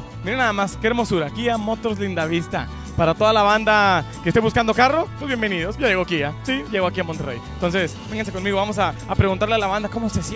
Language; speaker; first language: Spanish; native; Spanish